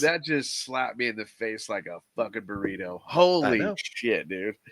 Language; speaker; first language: English; native; English